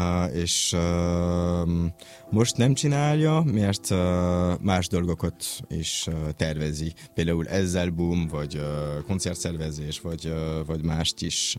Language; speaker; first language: Hungarian; non-native, learner; French